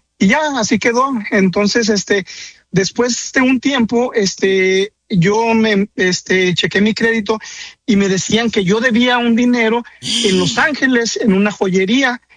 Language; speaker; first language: Spanish; native; Spanish